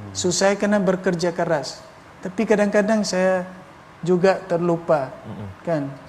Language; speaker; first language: Malay; non-native, fluent; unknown